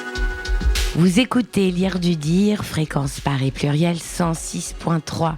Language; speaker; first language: French; native; French